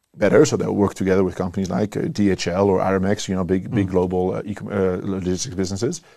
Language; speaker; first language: English; non-native, fluent; Dutch